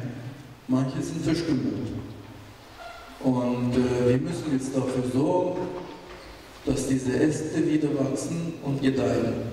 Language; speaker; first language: German; non-native, fluent; Turkish